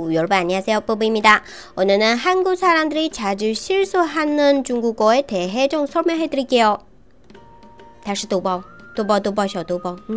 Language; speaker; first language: Korean; non-native, fluent; Chinese